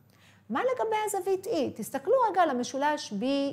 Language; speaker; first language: Hebrew; native; Hebrew